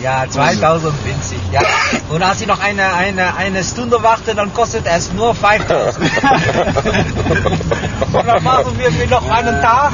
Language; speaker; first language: German; non-native, learner; Dutch